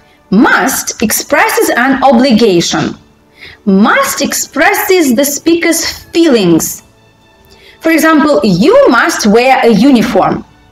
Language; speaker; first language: English; non-native, fluent; Romanian